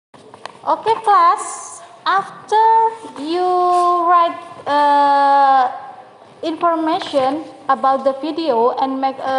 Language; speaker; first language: English; non-native, learner; Indonesian